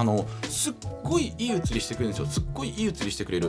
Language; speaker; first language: Japanese; native; Japanese